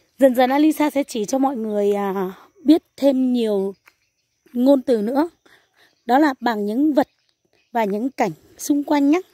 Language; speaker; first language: Vietnamese; non-native, local second language; Hmong